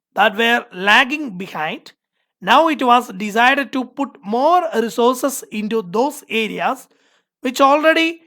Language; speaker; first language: English; non-native, local second language; Malayalam